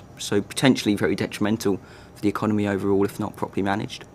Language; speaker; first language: English; native; English